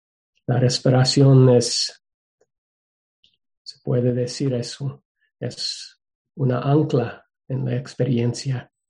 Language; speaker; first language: Spanish; non-native, fluent; English